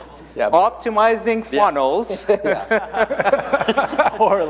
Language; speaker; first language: English; non-native, fluent; German